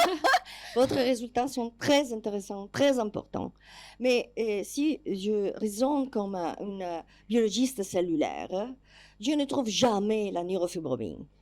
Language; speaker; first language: French; non-native, learner; Italian